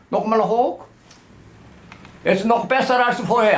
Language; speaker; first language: German; non-native, learner; Korean